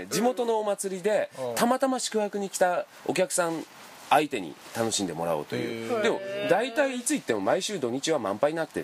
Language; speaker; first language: Japanese; native; Japanese